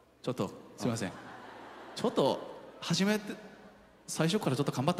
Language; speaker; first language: Japanese; non-native, fluent; Korean